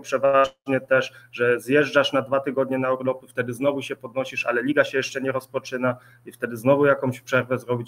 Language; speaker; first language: Polish; early bilingual, heritage; Polish